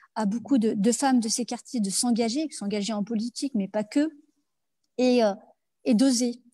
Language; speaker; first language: French; native; French